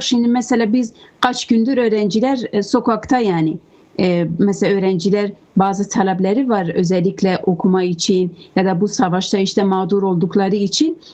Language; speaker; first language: Turkish; non-native, fluent; Kurdish